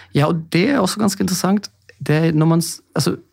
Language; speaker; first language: Norwegian; non-native, fluent; German